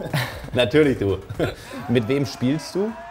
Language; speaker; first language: German; native; German